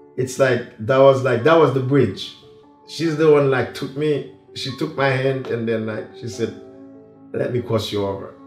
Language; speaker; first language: English; non-native, fluent; Haitian Creole